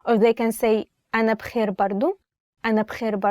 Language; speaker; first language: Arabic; native; Arabic